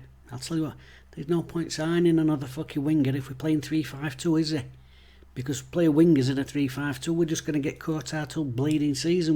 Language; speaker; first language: English; native; English